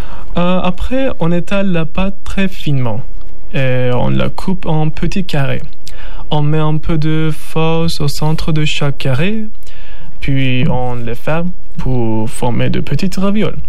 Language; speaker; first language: French; non-native, learner; Turkish